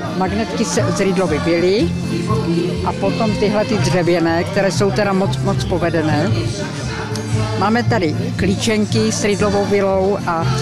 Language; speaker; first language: Czech; native; Czech